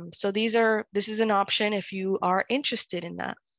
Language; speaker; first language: English; early bilingual, other home language; Spanish